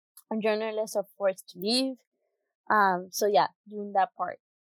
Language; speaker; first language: English; early bilingual, other home language; Spanish